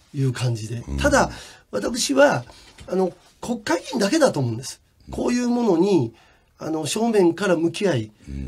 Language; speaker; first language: Japanese; native; Japanese